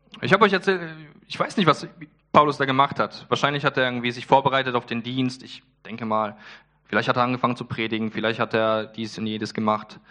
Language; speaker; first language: German; early bilingual, other home language; Polish